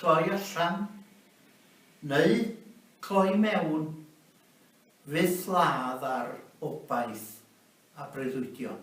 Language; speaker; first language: Welsh; native; Welsh